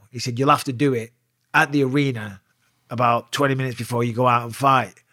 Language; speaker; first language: English; native; English